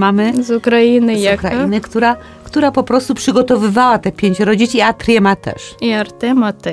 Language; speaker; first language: Ukrainian; non-native, learner; Polish